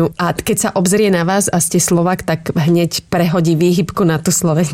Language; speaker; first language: Slovak; native; Slovak